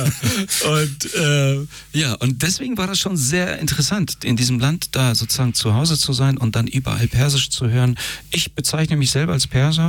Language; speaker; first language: German; early bilingual, other home language; Persian